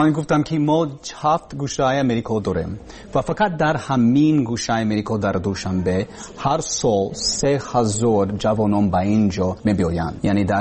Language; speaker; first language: Persian; non-native, learner; English